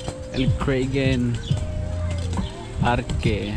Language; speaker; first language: Spanish; early bilingual, heritage; Spanish